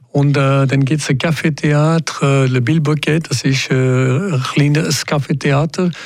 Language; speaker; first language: German; non-native, local second language; French